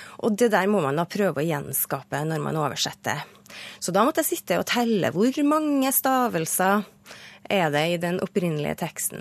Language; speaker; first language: Norwegian; native; Norwegian